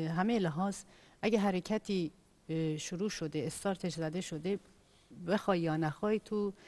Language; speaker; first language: Persian; non-native, local second language; Kurdish